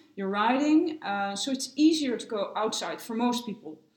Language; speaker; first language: English; non-native, fluent; Dutch